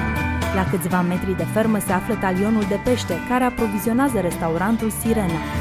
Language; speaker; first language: Romanian; native; Romanian